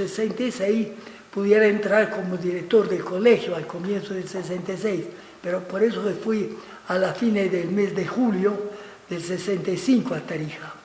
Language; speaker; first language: Spanish; non-native, fluent; Italian